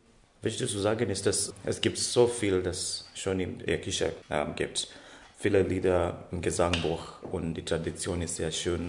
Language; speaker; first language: German; non-native, learner; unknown